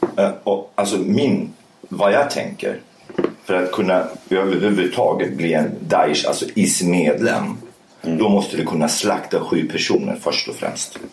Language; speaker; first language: Swedish; early bilingual, other home language; Kurdish